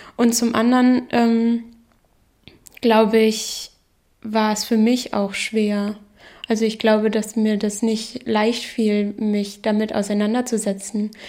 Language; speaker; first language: German; non-native, local second language; Danish